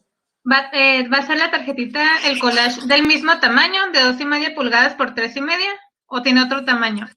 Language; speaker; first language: Spanish; native; Spanish